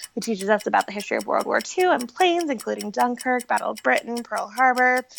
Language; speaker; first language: English; native; English